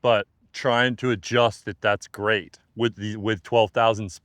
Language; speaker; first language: English; native; English